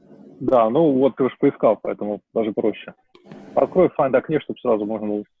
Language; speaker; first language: Russian; native; Russian